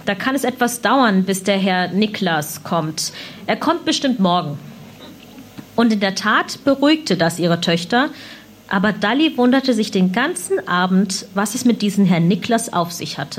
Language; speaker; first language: German; early bilingual, other home language; Punjabi